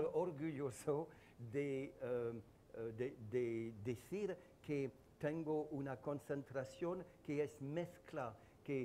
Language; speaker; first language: Spanish; non-native, learner; French